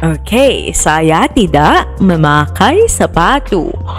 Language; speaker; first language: Indonesian; non-native, learner; Filipino